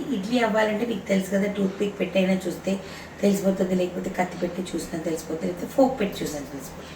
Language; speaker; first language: Telugu; native; Telugu